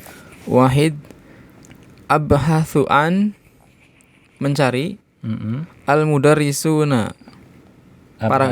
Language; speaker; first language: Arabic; non-native, learner; Indonesian